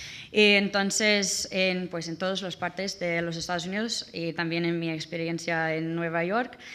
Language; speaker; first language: Spanish; non-native, learner; English